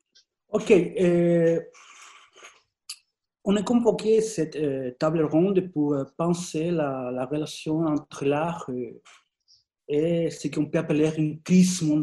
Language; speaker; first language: French; non-native, fluent; Spanish